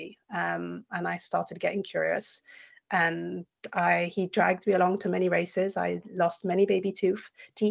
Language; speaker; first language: English; non-native, fluent; French